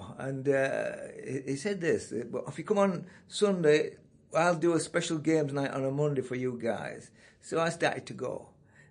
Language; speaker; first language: English; native; English